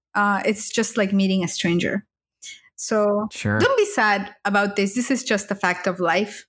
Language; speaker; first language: English; early bilingual, other home language; Spanish